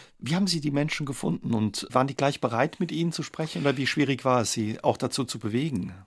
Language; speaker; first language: German; native; German